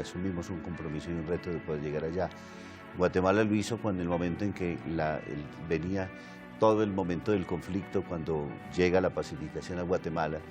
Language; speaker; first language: Spanish; native; Spanish